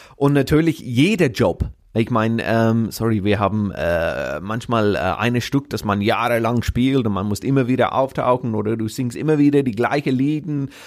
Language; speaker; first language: German; native; German